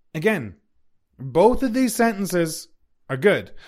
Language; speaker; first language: English; native; English